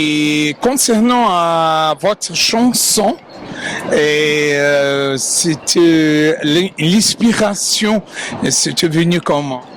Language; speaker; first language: French; non-native, learner; Portuguese